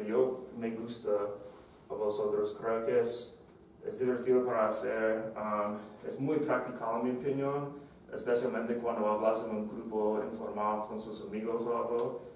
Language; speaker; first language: Spanish; non-native, fluent; English